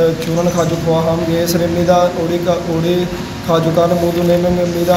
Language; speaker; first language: Korean; non-native, learner; Punjabi